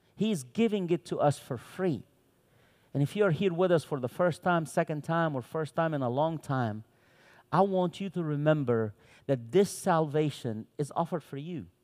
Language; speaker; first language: English; non-native, fluent; Arabic